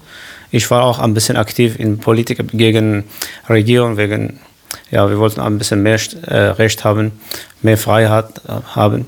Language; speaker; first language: German; non-native, learner; Kurdish